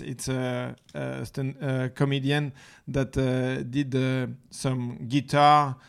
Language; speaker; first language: English; non-native, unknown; French